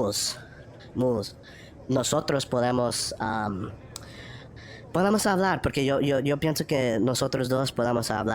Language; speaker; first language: Spanish; early bilingual, heritage; Spanish